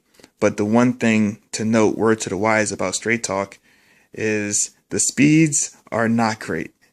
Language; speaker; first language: English; native; English